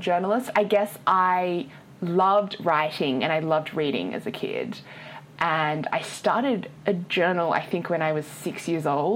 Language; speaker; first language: English; native; English